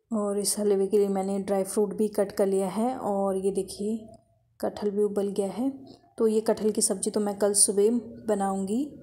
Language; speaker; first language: Hindi; native; Hindi